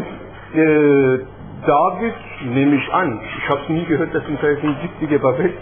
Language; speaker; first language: German; non-native, fluent; Persian